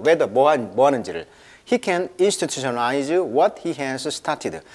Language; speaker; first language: English; non-native, fluent; Korean